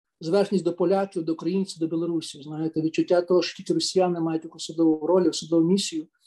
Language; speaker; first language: Ukrainian; native; Ukrainian